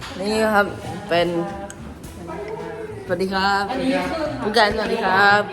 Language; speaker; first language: Thai; native; Thai